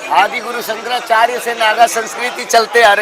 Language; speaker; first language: Hindi; native; Hindi